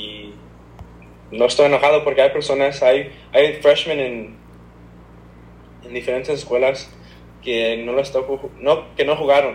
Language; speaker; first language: Spanish; early bilingual, heritage; Spanish